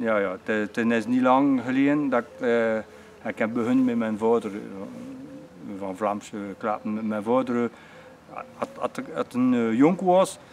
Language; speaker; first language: Dutch; non-native, local second language; French